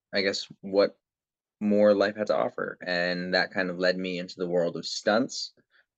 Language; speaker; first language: English; native; English